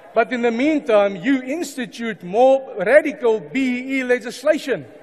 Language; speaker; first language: English; non-native, local second language; Afrikaans